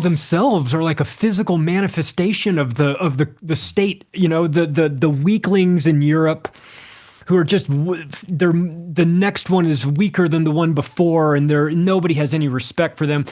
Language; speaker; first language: English; native; English